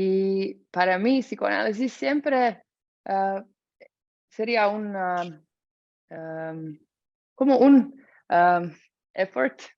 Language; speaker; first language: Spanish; non-native, fluent; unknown